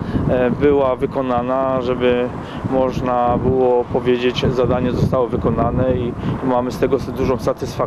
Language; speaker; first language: Polish; native; Polish